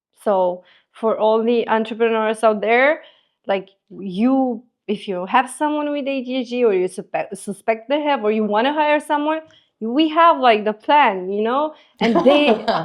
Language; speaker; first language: English; non-native, fluent; Romanian